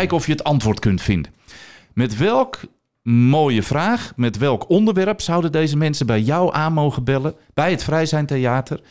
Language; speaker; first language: Dutch; native; Dutch